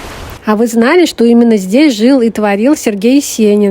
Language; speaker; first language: Russian; native; Russian